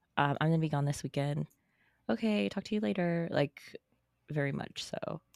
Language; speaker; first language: English; native; English